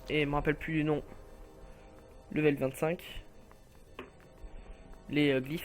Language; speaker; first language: French; native; French